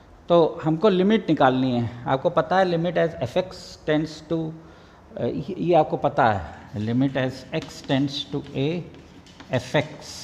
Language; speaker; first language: Hindi; native; Hindi